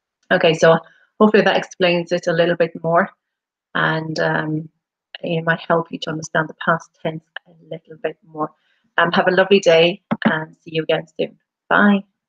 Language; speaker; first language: English; native; English